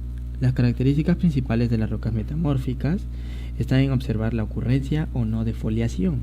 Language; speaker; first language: Spanish; native; Spanish